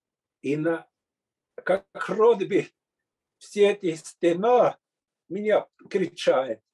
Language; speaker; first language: Russian; non-native, fluent; Finnish